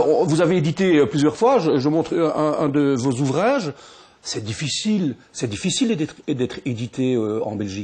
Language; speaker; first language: French; native; French